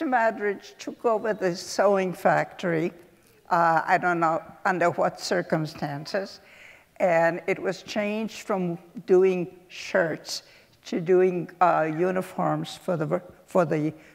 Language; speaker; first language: English; early bilingual, other home language; Polish